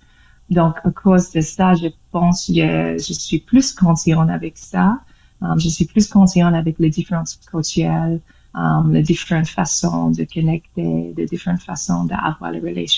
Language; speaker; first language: French; non-native, learner; English